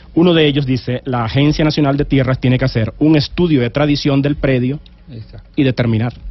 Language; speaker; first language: Spanish; native; Spanish